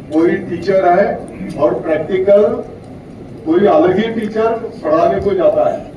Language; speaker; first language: Hindi; non-native, local second language; Marathi